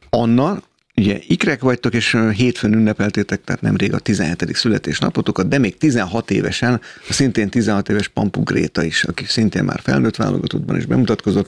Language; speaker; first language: Hungarian; native; Hungarian